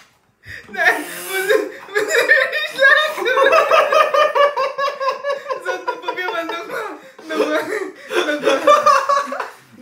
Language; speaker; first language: German; non-native, learner; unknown